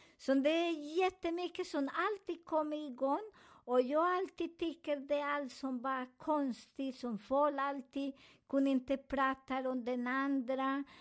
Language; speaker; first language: Swedish; non-native, learner; Spanish